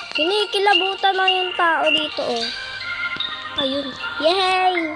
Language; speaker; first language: Filipino; native; Filipino